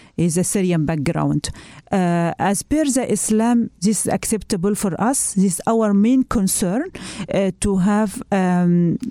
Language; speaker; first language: English; non-native, learner; Arabic